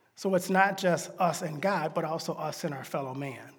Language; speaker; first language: English; native; English